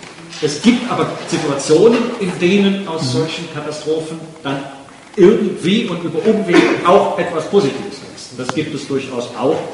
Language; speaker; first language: German; native; German